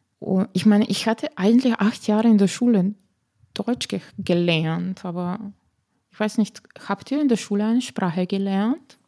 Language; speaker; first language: German; non-native, fluent; Slovenian